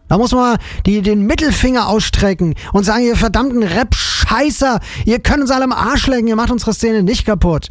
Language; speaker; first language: German; native; German